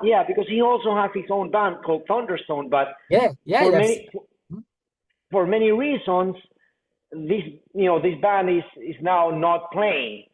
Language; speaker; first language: English; non-native, fluent; Spanish